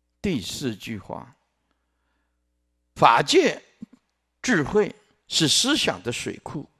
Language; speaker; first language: Chinese; non-native, local second language; Min Nan Chinese